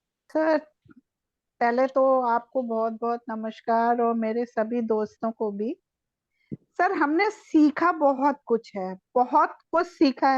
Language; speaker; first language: Hindi; native; Hindi